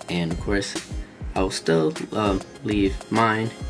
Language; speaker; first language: English; native; English